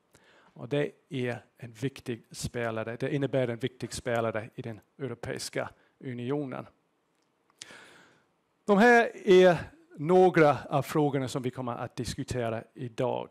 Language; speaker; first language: Swedish; non-native, fluent; English